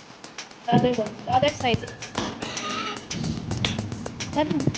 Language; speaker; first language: English; non-native, local second language; Filipino